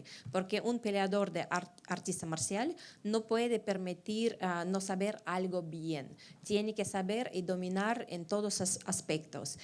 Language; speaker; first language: Spanish; non-native, fluent; Russian